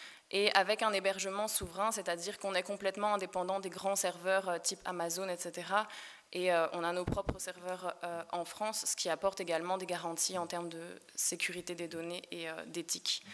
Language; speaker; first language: French; native; French